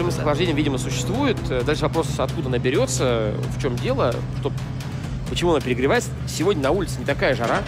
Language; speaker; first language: Russian; native; Russian